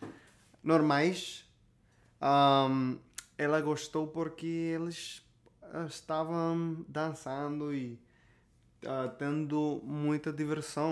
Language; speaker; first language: Portuguese; non-native, learner; Spanish